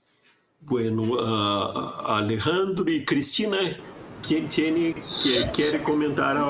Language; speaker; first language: Spanish; non-native, fluent; Portuguese